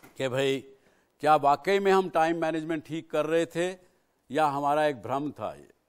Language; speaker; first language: Hindi; native; Hindi